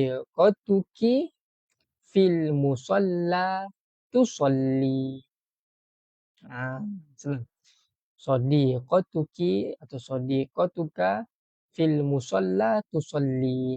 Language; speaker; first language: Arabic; non-native, fluent; Malay